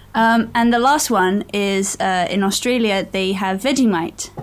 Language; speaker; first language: English; native; English